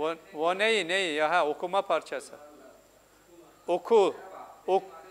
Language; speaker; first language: Turkish; non-native, fluent; Urdu